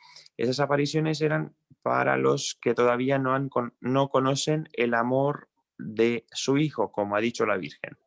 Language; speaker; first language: Spanish; non-native, fluent; Croatian